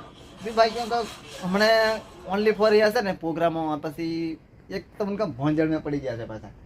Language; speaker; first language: Gujarati; native; Gujarati